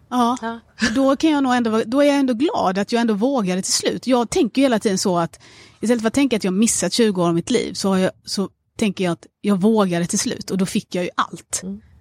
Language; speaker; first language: Swedish; early bilingual, other home language; Amharic